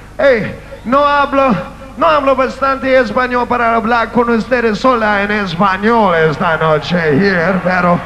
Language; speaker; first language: Spanish; non-native, learner; English